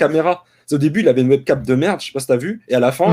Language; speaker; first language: French; native; French